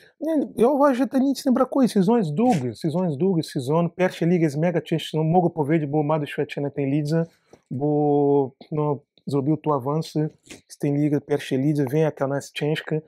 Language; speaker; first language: Polish; non-native, learner; Portuguese